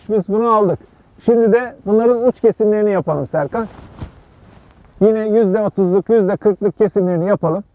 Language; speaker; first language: Turkish; native; Turkish